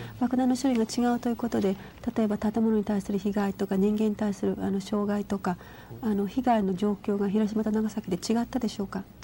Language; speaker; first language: Japanese; native; Japanese